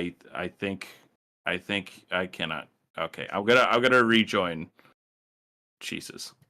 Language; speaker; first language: English; native; English